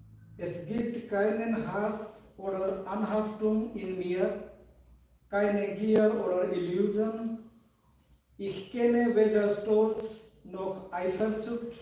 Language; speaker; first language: German; non-native, fluent; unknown